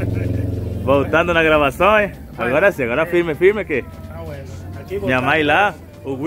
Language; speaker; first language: Portuguese; non-native, fluent; Spanish